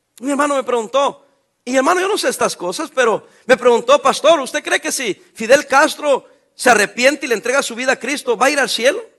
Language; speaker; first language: Spanish; native; Spanish